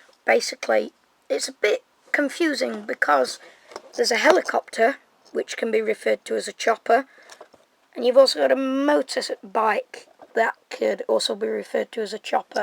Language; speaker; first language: English; native; English